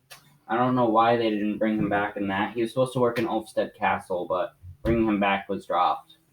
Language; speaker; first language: English; native; English